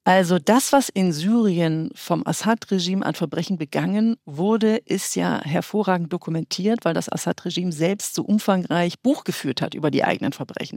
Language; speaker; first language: German; native; German